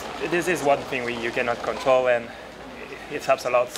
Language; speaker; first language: English; non-native, fluent; French